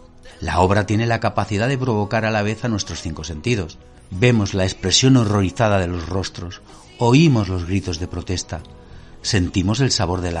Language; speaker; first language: Spanish; native; Spanish